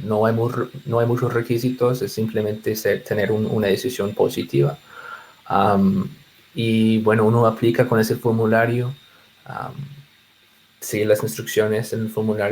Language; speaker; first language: Spanish; non-native, fluent; English